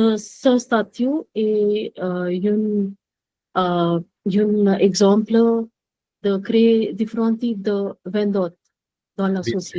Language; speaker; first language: French; non-native, learner; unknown